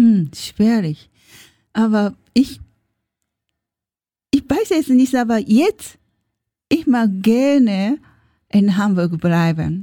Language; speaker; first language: German; non-native, learner; Japanese